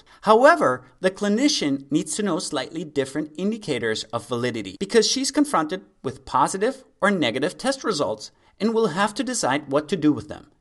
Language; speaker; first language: English; native; English